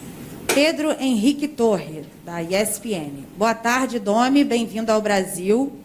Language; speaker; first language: Portuguese; native; Portuguese